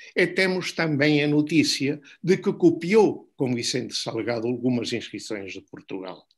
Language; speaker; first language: Portuguese; non-native, fluent; Spanish